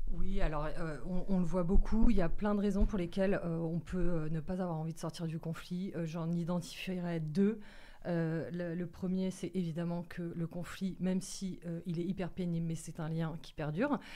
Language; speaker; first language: French; native; French